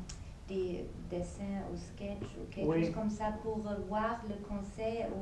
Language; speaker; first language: French; non-native, fluent; German